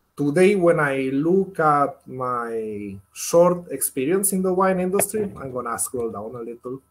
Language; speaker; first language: English; non-native, fluent; Spanish